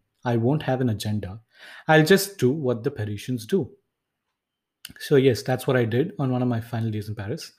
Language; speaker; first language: English; non-native, local second language; Tamil